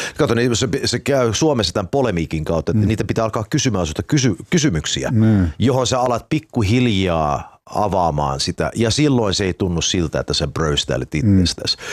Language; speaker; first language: Finnish; early bilingual, heritage; Finnish